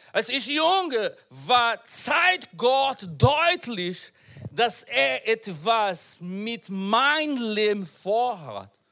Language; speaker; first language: German; non-native, learner; Portuguese